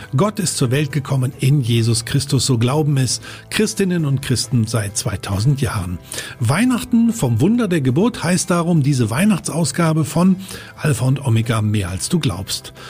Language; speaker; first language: German; native; German